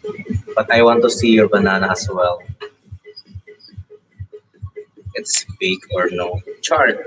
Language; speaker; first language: English; non-native, local second language; Filipino